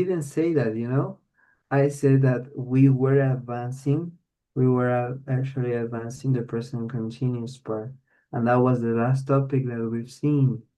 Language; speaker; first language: English; non-native, fluent; Spanish